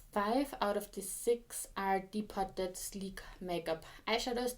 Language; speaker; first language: English; non-native, fluent; German